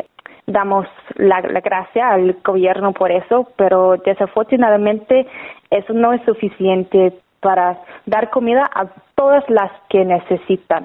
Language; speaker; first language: Spanish; non-native, fluent; English